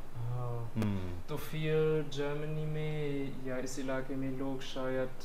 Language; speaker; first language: Hindi; non-native, fluent; German